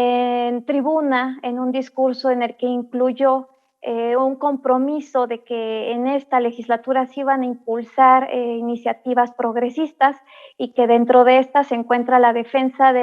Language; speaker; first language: Spanish; native; Spanish